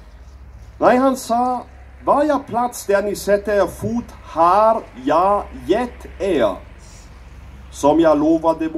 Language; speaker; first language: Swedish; non-native, learner; German